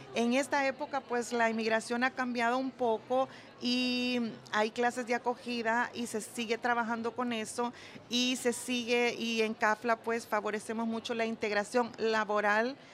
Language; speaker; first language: Spanish; native; Spanish